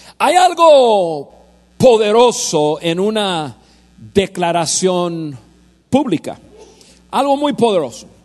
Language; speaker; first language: Spanish; non-native, fluent; English